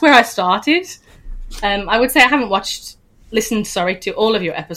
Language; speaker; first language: English; native; English